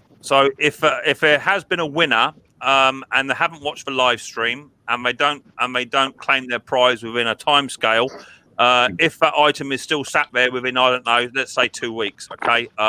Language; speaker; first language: English; native; English